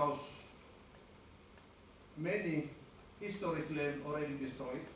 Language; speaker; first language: English; non-native, learner; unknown